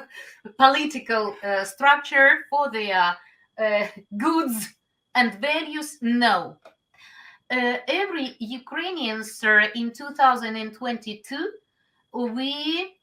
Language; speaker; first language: English; non-native, learner; Ukrainian